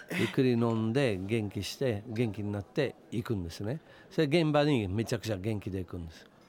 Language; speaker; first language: Japanese; non-native, fluent; Italian